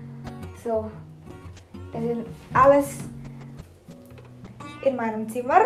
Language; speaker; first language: German; non-native, learner; Indonesian